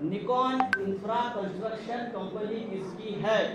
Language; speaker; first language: Hindi; non-native, local second language; Marathi